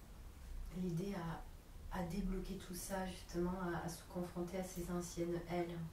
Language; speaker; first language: French; native; French